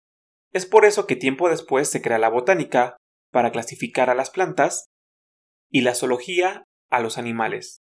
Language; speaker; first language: Spanish; native; Spanish